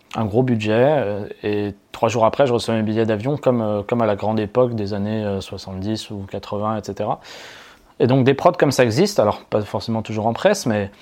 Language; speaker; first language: French; native; French